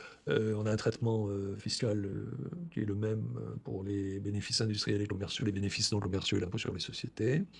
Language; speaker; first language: French; native; French